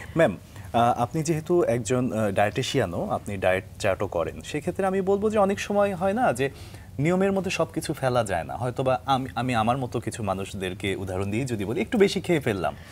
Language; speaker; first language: Bangla; native; Bangla